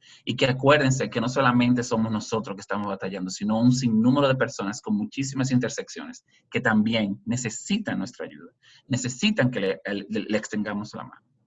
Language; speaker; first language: Spanish; native; Spanish